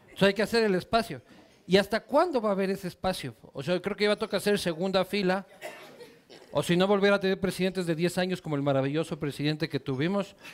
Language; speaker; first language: Spanish; native; Spanish